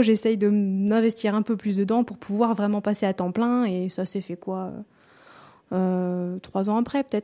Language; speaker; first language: French; native; French